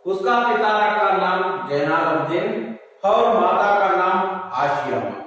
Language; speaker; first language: Hindi; non-native, local second language; Kannada